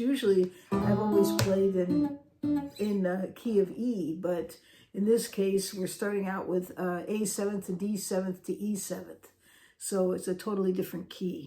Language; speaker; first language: English; native; English